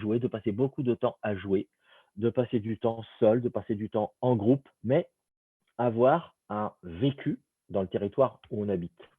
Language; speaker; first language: French; native; French